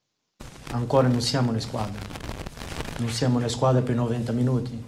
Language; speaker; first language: Italian; non-native, fluent; Portuguese